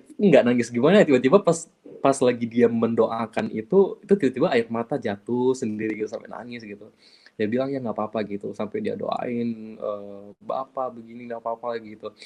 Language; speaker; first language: Indonesian; non-native, local second language; Achinese